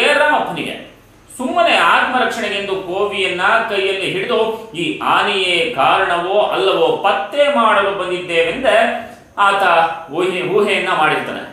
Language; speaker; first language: Kannada; native; Kannada